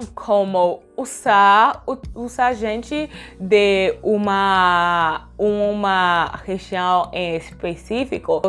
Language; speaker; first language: Portuguese; non-native, learner; French